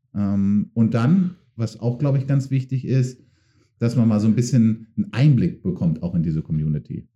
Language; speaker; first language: German; native; German